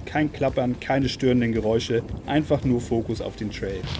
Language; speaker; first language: German; native; German